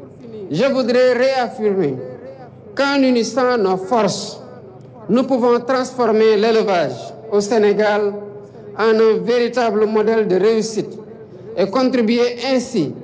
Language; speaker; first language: French; non-native, local second language; Wolof